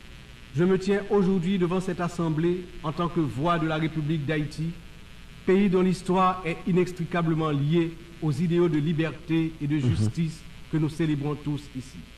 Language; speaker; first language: French; non-native, local second language; Haitian Creole